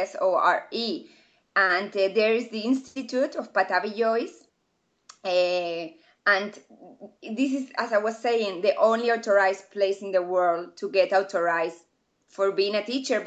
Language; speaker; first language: English; non-native, fluent; Spanish